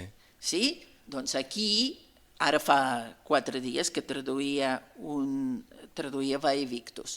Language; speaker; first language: Catalan; non-native, fluent; Russian